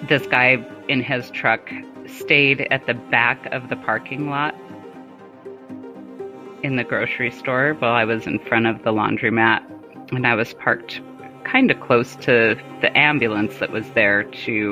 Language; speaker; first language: English; native; English